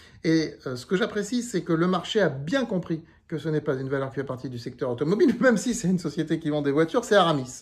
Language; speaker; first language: French; native; French